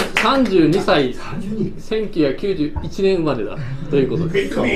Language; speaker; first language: Japanese; native; Japanese